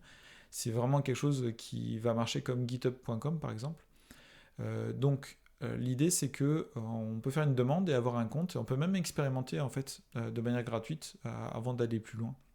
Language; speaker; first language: French; native; French